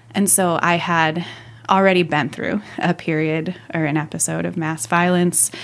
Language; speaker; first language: English; native; English